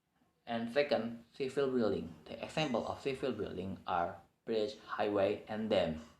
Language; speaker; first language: English; non-native, learner; Indonesian